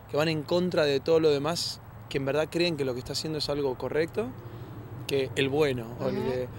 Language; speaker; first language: Spanish; native; Spanish